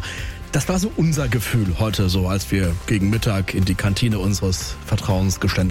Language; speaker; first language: German; native; German